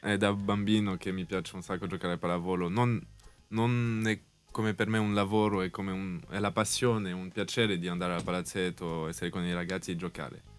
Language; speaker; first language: Italian; non-native, fluent; Russian